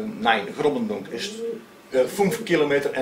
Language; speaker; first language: German; non-native, learner; Dutch